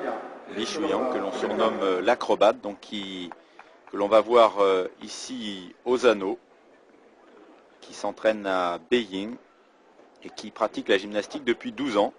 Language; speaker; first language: French; native; French